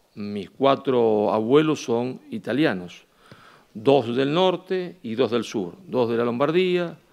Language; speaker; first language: Spanish; native; Spanish